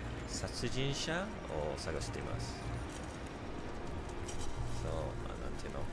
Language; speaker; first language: Japanese; non-native, learner; English